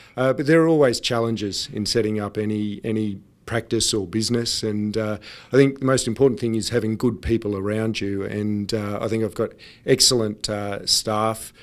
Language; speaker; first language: English; native; English